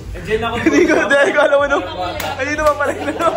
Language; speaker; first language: Filipino; native; Filipino